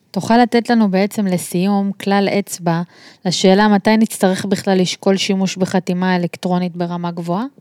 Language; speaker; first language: Hebrew; native; Hebrew